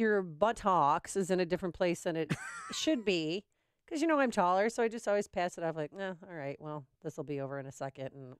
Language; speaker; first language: English; native; English